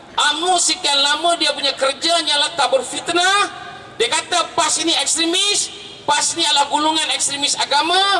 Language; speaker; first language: Malay; early bilingual, other home language; Tamil